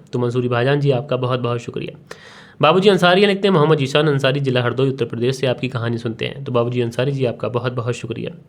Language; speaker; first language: Hindi; native; Hindi